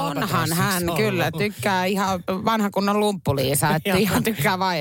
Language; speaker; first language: Finnish; native; Finnish